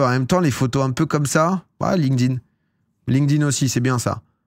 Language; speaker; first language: French; native; French